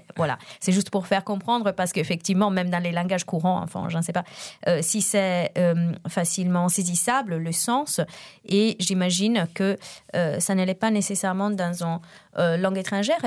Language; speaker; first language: French; non-native, fluent; Italian